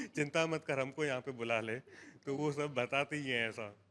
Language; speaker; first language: Hindi; non-native, local second language; Gujarati